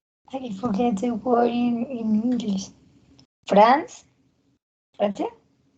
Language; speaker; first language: English; non-native, learner; Spanish